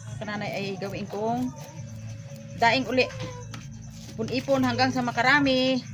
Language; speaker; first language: Filipino; non-native, local second language; Hiligaynon